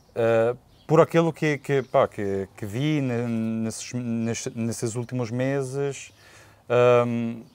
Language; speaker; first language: Portuguese; non-native, fluent; Italian